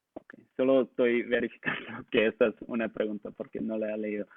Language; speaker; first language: Spanish; non-native, local second language; English